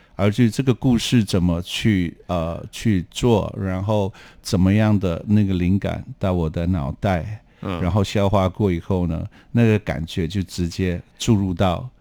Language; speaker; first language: Chinese; non-native, local second language; Amis